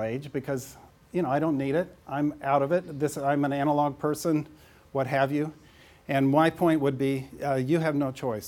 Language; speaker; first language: English; native; English